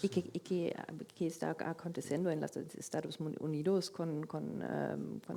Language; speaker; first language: Spanish; non-native, fluent; German